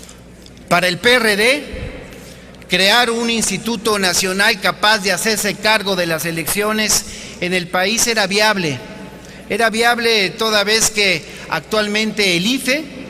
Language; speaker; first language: Spanish; native; Spanish